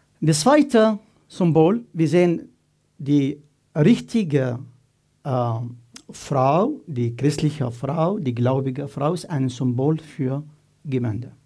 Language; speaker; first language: German; non-native, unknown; Arabic